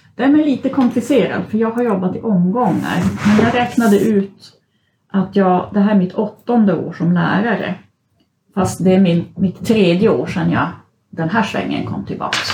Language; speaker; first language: Swedish; early bilingual, other home language; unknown